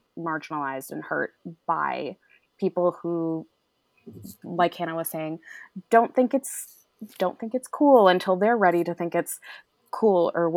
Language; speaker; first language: English; native; English